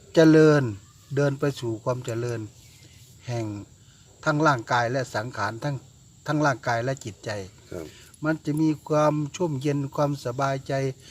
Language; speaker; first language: Thai; native; Thai